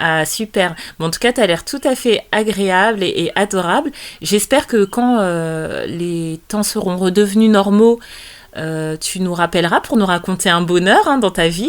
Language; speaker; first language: French; native; French